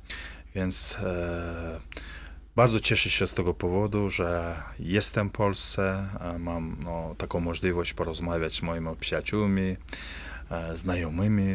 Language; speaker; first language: Polish; non-native, fluent; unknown